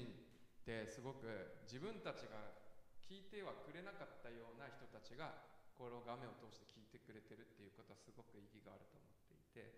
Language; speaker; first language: Japanese; native; Japanese